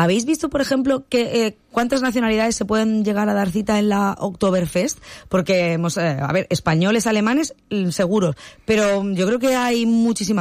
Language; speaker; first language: Spanish; native; Spanish